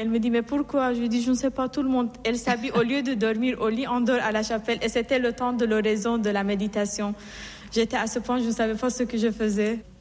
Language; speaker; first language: French; non-native, fluent; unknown